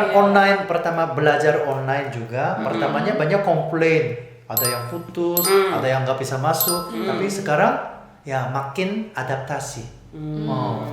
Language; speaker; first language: Indonesian; non-native, fluent; Korean